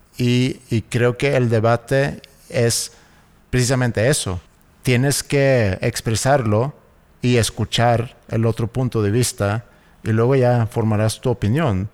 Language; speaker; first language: Spanish; native; Spanish